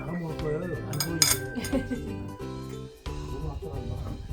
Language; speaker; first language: Korean; native; Korean